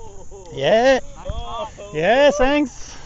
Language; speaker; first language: English; non-native, learner; French